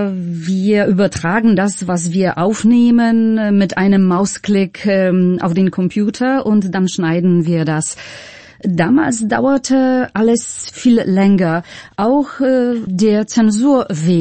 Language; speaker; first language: German; non-native, fluent; Polish